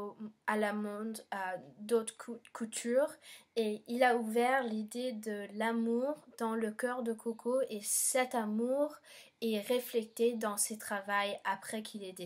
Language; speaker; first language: French; non-native, learner; English